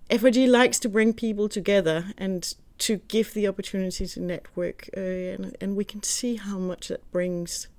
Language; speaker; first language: English; non-native, fluent; Danish